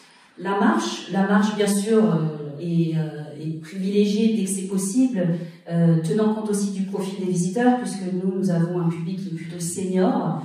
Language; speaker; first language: French; native; French